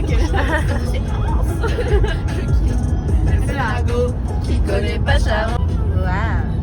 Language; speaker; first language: French; native; French